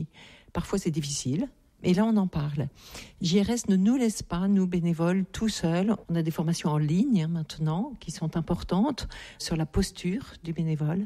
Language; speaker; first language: French; native; French